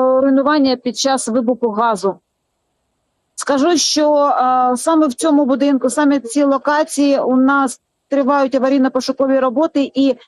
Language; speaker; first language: Ukrainian; native; Ukrainian